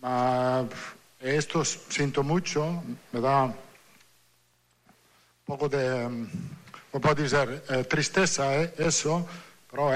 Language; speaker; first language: Portuguese; non-native, learner; Italian